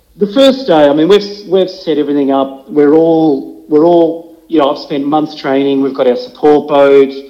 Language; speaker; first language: English; native; English